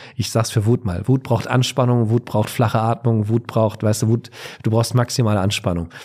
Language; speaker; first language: German; native; German